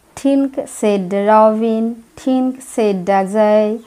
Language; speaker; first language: English; non-native, local second language; Assamese